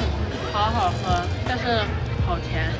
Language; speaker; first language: Chinese; early bilingual, heritage; Chinese